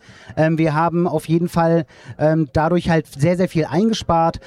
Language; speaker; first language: German; native; German